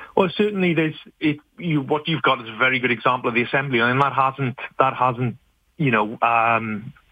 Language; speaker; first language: English; native; English